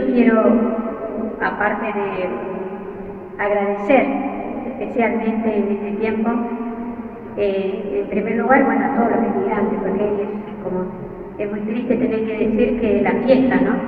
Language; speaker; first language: Spanish; native; Spanish